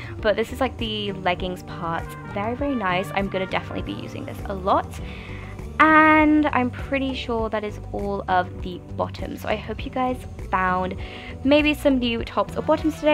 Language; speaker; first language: English; native; English